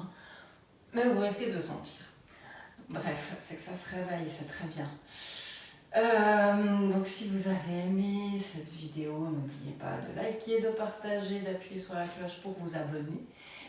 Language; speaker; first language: French; native; French